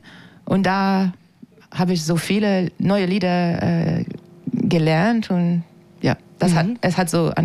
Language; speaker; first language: German; non-native, fluent; French